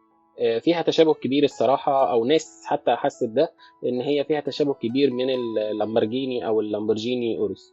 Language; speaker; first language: Arabic; native; Arabic